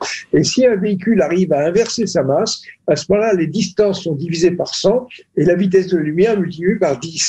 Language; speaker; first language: French; native; French